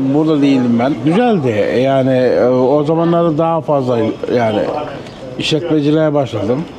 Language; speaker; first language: Turkish; non-native, local second language; Kurdish